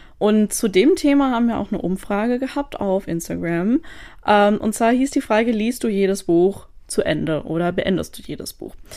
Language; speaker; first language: German; native; German